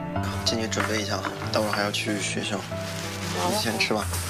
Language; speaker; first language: Chinese; native; Chinese